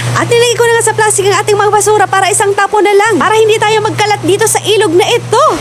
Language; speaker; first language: Filipino; non-native, local second language; Bikol